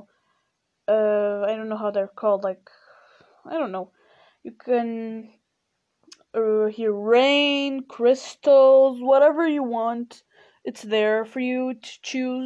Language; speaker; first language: English; non-native, fluent; Portuguese